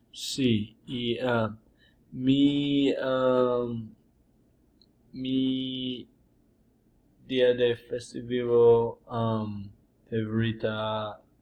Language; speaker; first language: Spanish; non-native, learner; English